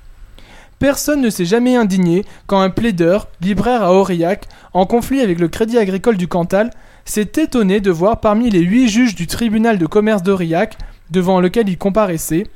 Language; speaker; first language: French; native; French